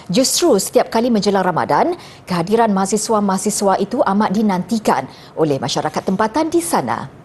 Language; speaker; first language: Malay; native; Malay